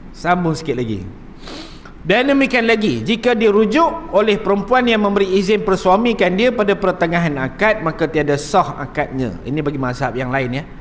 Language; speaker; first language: Malay; native; Malay